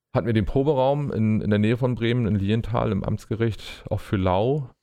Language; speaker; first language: German; native; German